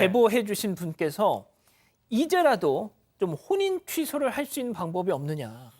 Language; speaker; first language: Korean; native; Korean